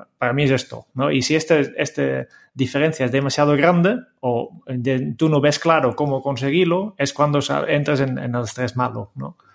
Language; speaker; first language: Spanish; non-native, fluent; Dutch